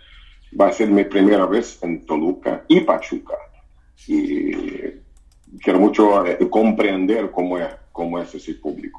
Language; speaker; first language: Spanish; non-native, fluent; Portuguese